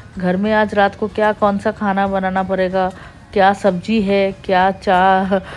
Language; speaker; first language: Hindi; non-native, local second language; Bangla